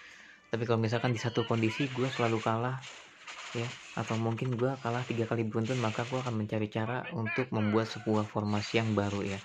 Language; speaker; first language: Indonesian; native; Indonesian